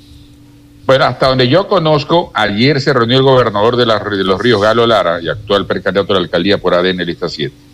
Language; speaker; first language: Spanish; native; Spanish